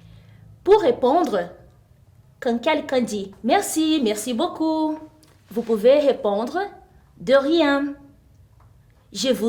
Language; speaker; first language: French; non-native, fluent; Portuguese